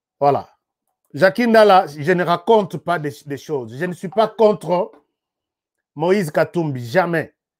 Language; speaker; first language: French; non-native, local second language; Lingala